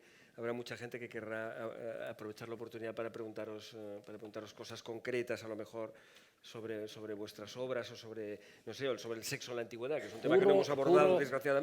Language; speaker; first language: Spanish; native; Spanish